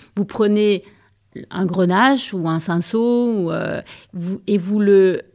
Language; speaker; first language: French; native; French